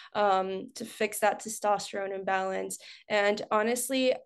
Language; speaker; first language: English; early bilingual, other home language; Spanish